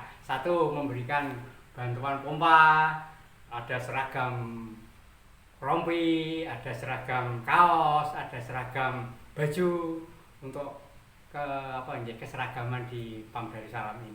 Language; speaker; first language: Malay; non-native, local second language; Javanese